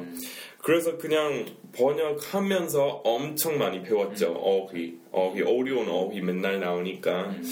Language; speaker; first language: Korean; non-native, fluent; English